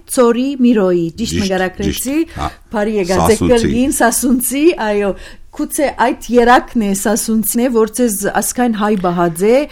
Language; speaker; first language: Armenian; early bilingual, heritage; Armenian